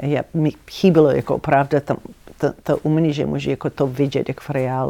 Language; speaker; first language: Czech; non-native, learner; English